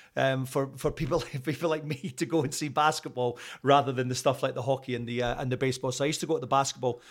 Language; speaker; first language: English; native; English